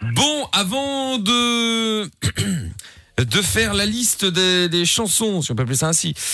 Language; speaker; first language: French; native; French